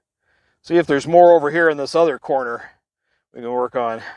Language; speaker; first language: English; native; English